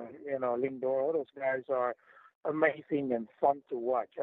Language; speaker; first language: English; non-native, fluent; Spanish